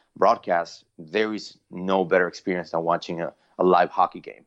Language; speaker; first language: English; non-native, fluent; Spanish